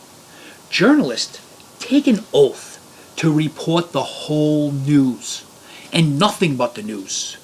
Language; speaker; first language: English; native; English